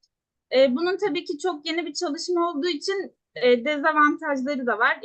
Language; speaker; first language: Turkish; native; Turkish